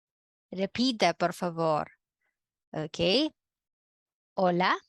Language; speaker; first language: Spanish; non-native, fluent; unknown